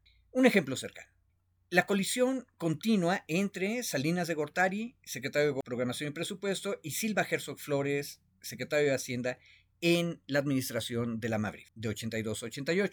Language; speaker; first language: Spanish; native; Spanish